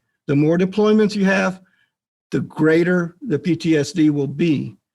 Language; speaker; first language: English; native; English